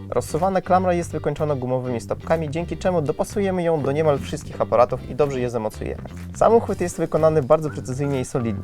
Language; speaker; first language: Polish; native; Polish